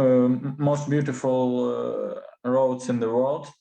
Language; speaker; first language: English; non-native, learner; Russian